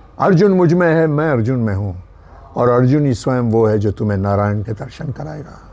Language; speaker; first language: Hindi; native; Hindi